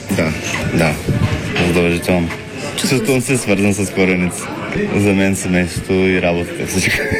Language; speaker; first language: Bulgarian; native; Bulgarian